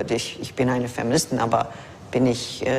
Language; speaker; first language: German; non-native, fluent; English